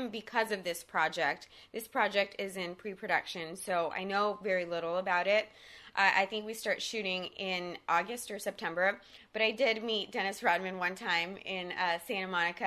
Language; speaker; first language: English; early bilingual, other home language; Spanish